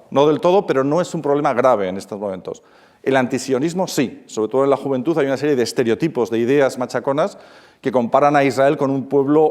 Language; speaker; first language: Spanish; native; Spanish